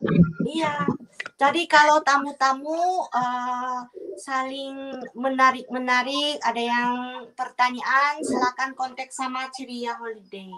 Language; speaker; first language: Indonesian; non-native, fluent; Korean